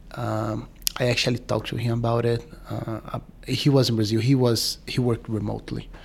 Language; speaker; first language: English; non-native, fluent; Portuguese